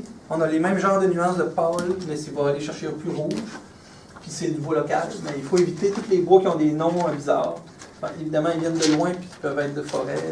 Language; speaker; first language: French; native; French